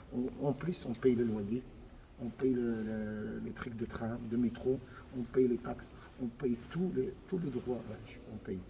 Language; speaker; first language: French; non-native, fluent; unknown